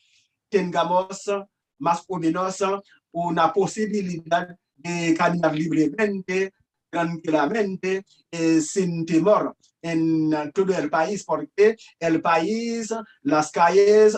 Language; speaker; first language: Spanish; non-native, learner; Haitian Creole